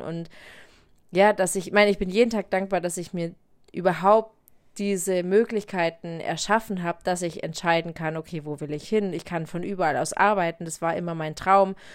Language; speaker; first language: German; native; German